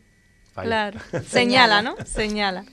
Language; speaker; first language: Spanish; native; Spanish